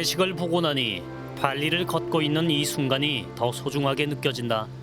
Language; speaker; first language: Korean; native; Korean